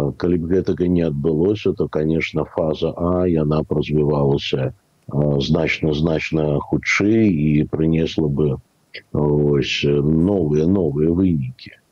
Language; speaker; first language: Belarusian; native; Belarusian